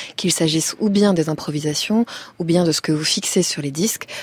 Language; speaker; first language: French; native; French